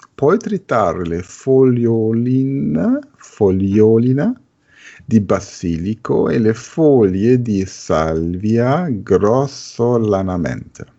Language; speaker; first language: Italian; non-native, fluent; German